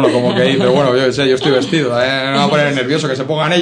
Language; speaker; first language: Spanish; native; Spanish